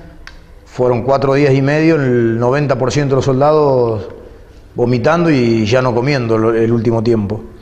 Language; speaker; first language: Spanish; native; Spanish